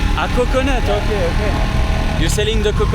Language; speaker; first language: English; non-native, learner; French